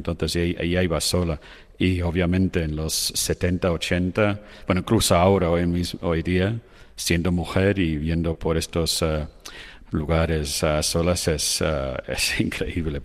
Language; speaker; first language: Spanish; non-native, fluent; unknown